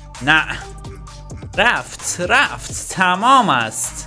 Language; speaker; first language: Persian; native; Persian